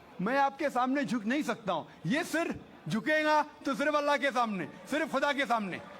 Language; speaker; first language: Hindi; non-native, local second language; Konkani